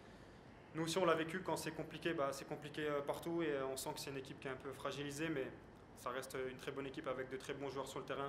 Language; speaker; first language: French; native; French